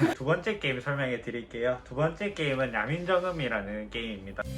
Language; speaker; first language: Korean; native; Korean